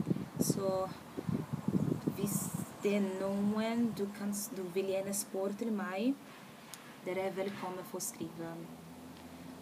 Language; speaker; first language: Norwegian; non-native, learner; Portuguese